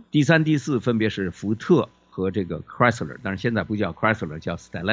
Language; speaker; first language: Chinese; native; Chinese